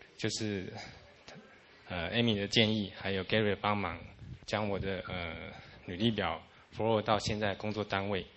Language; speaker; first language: Chinese; native; Chinese